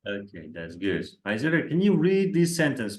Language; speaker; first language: English; non-native, fluent; Kazakh